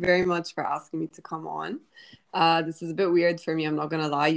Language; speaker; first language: English; non-native, fluent; Arabic